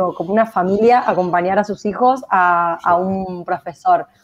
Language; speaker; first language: Spanish; native; Spanish